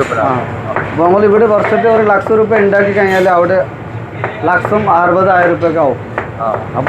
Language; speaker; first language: Malayalam; non-native, fluent; Nepali